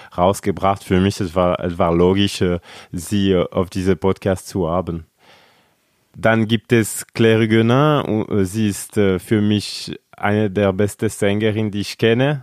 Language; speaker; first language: German; non-native, local second language; French